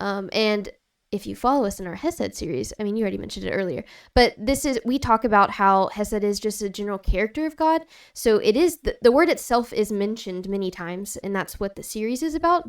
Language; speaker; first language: English; native; English